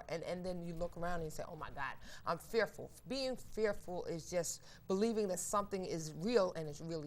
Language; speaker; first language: English; native; English